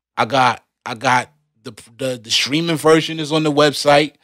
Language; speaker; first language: English; native; English